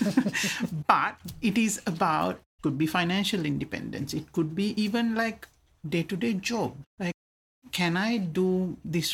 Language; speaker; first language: English; non-native, local second language; Sinhala